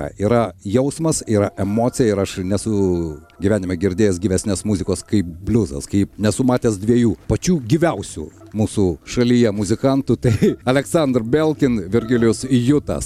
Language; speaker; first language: Lithuanian; native; Lithuanian